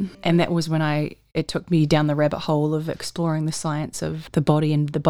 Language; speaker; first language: English; native; English